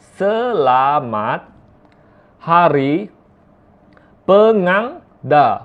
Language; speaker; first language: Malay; non-native, local second language; Iban